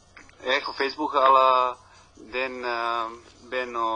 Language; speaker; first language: Greek; non-native, learner; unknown